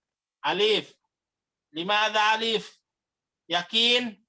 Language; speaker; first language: Arabic; non-native, fluent; Indonesian